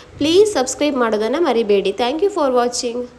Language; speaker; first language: Kannada; native; Kannada